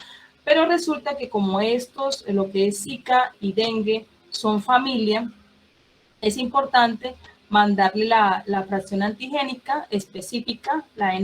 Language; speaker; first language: Spanish; native; Spanish